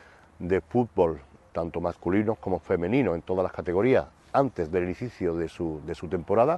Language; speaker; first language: Spanish; native; Spanish